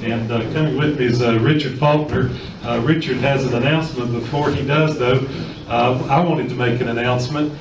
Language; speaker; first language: English; native; English